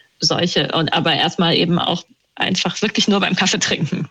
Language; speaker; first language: German; native; German